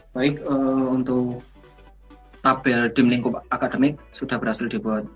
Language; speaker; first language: Indonesian; native; Indonesian